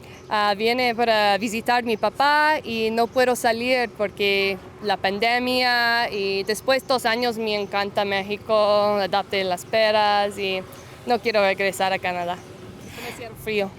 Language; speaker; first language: Spanish; non-native, learner; English